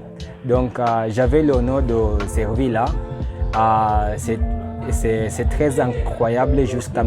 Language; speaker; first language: French; non-native, learner; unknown